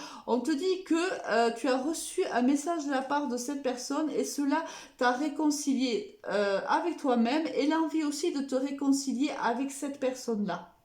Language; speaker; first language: French; native; French